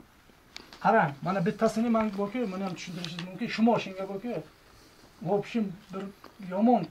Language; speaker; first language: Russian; non-native, local second language; Uzbek